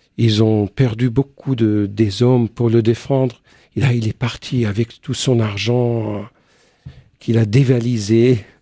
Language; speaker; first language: French; non-native, fluent; Arabic